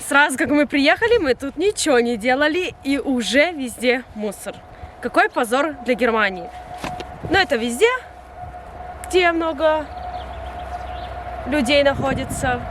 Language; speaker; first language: Russian; early bilingual, heritage; Russian